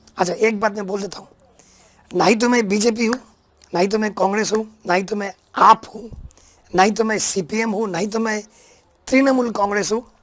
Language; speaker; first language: Hindi; non-native, local second language; Bangla